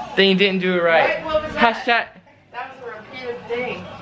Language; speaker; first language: English; native; English